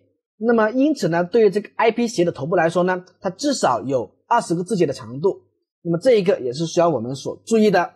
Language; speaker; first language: Chinese; native; Chinese